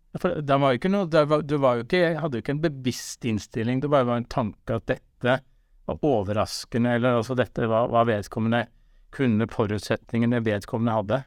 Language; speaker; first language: Norwegian; native; Norwegian